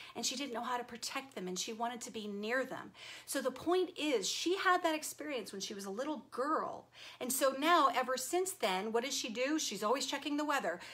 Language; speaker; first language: English; native; English